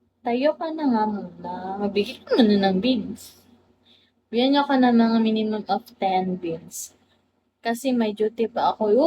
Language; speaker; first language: Filipino; non-native, local second language; Cebuano